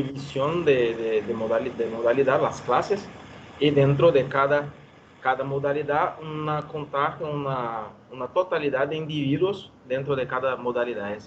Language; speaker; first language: Spanish; non-native, learner; Portuguese